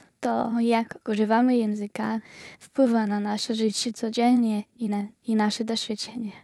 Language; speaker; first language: Polish; non-native, learner; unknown